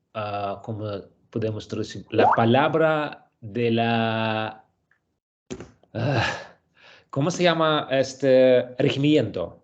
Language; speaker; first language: Spanish; non-native, learner; Russian